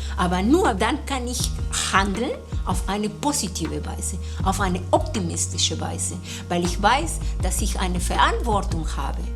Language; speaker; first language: German; non-native, fluent; Spanish